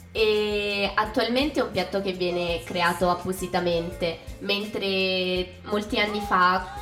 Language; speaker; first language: Italian; native; Italian